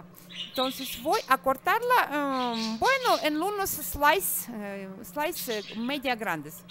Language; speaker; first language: Spanish; non-native, fluent; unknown